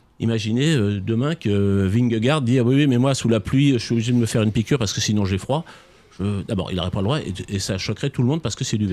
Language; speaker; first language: French; native; French